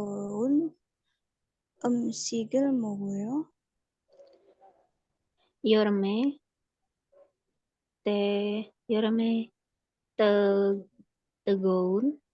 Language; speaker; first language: Korean; non-native, learner; Indonesian